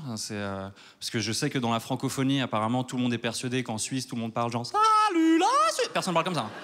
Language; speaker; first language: French; native; French